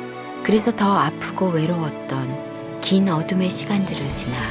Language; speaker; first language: Korean; native; Korean